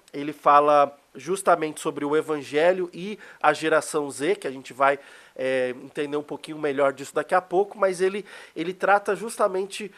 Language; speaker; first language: Portuguese; native; Portuguese